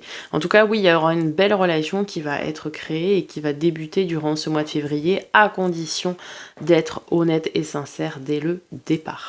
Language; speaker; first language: French; native; French